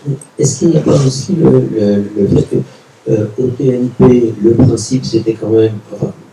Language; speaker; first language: French; native; French